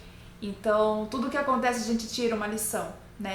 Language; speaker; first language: Portuguese; native; Portuguese